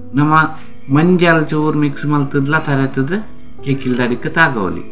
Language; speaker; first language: Kannada; non-native, local second language; Tulu